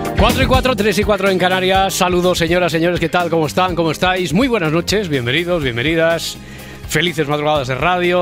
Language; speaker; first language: Spanish; native; Spanish